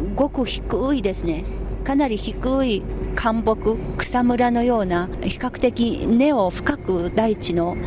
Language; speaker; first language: Japanese; non-native, fluent; Chinese